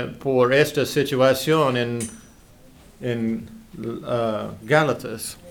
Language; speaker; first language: Spanish; non-native, learner; English